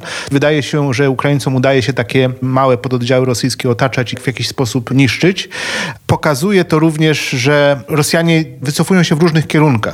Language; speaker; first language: Polish; native; Polish